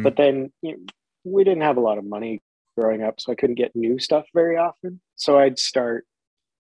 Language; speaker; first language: English; native; English